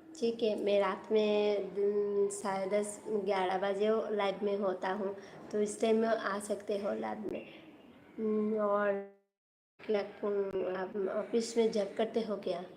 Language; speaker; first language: Hindi; non-native, local second language; Bangla